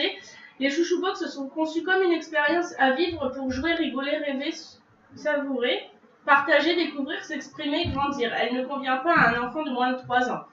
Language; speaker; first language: French; native; French